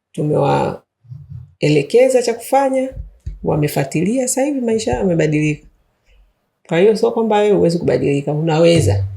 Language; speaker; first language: Swahili; native; Swahili